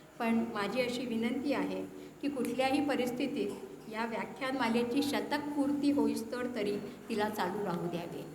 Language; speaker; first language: Marathi; early bilingual, heritage; Marathi